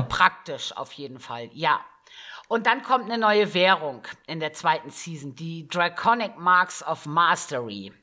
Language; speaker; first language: German; native; German